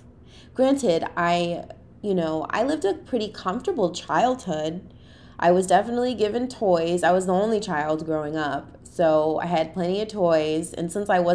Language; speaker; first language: English; native; English